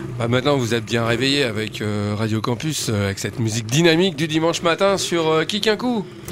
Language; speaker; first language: French; native; French